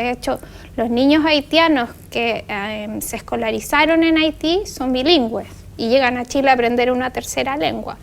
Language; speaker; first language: Spanish; native; Spanish